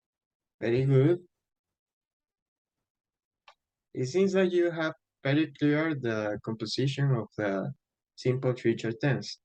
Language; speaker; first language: English; non-native, fluent; Spanish